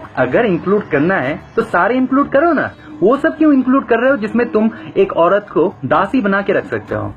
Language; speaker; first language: Hindi; non-native, fluent; Bangla